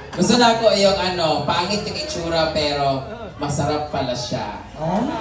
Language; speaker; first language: Filipino; non-native, local second language; Cebuano